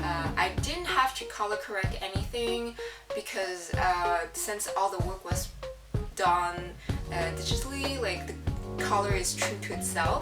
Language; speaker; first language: English; non-native, local second language; French